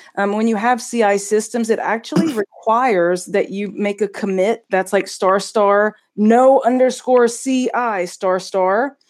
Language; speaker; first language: English; native; English